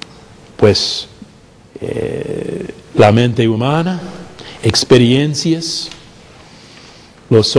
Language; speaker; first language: Spanish; non-native, fluent; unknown